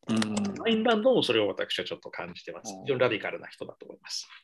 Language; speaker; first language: Japanese; native; Japanese